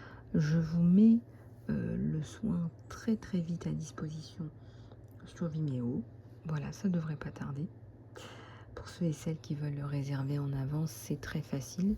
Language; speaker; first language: French; native; French